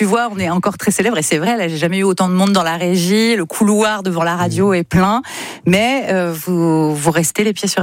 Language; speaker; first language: French; native; French